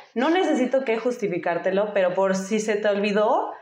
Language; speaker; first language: Spanish; early bilingual, heritage; Spanish